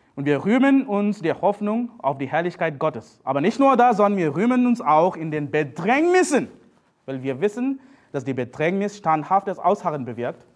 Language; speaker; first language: German; non-native, fluent; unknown